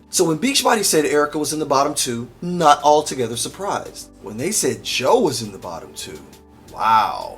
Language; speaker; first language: English; native; English